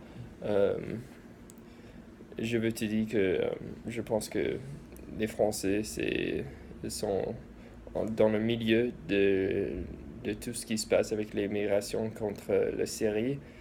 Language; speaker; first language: French; early bilingual, heritage; English